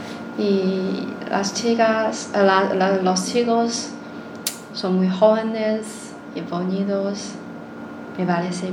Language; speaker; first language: Spanish; non-native, learner; Chinese